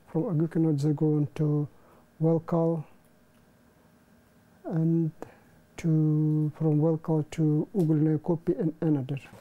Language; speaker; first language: English; non-native, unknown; Russian